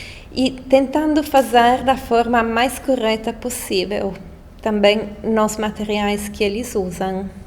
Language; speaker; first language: Portuguese; non-native, fluent; Italian